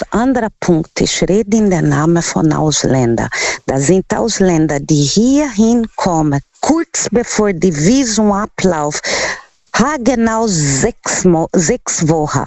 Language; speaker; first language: German; non-native, learner; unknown